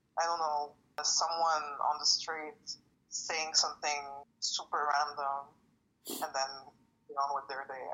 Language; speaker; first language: English; non-native, fluent; French